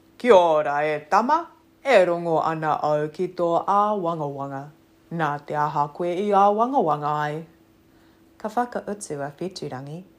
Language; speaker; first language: Māori; non-native, local second language; English